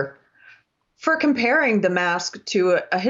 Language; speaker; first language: English; native; English